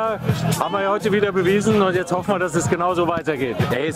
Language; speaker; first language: German; native; German